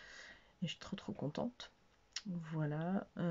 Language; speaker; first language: French; native; French